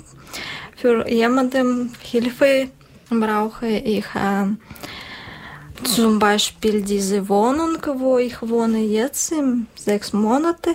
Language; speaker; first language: German; non-native, learner; Russian